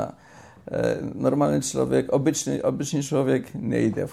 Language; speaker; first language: Slovak; non-native, learner; Polish